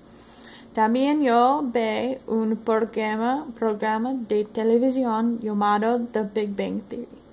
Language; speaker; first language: Spanish; non-native, learner; English